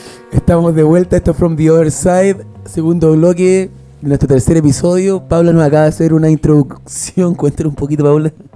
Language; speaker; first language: Spanish; native; Spanish